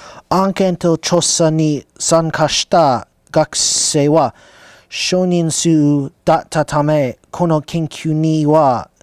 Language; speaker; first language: Japanese; non-native, learner; English